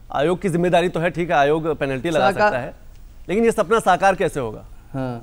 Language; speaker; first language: Hindi; native; Hindi